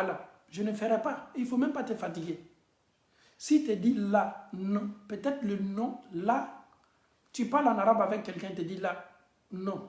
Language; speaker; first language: French; non-native, local second language; Bambara